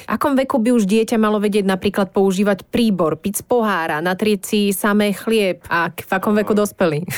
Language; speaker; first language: Slovak; native; Slovak